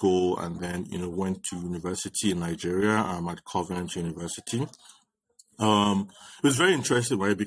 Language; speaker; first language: English; non-native, local second language; Yoruba